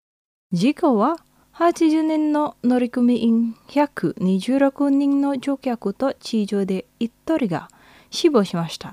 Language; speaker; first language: Japanese; non-native, fluent; Indonesian